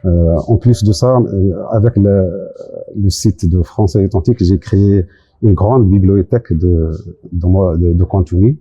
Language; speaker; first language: French; non-native, local second language; Arabic